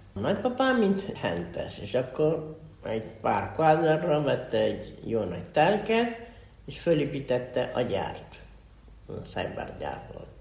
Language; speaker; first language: Hungarian; early bilingual, heritage; Hungarian